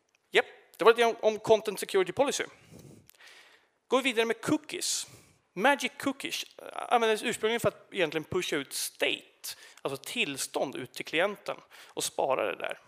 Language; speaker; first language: Swedish; native; Swedish